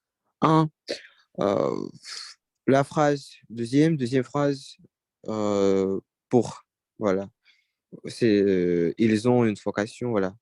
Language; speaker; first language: French; non-native, learner; Russian